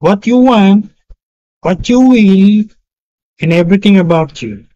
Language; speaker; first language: English; non-native, local second language; Filipino